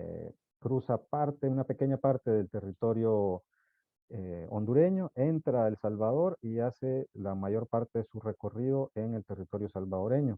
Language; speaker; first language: Spanish; native; Spanish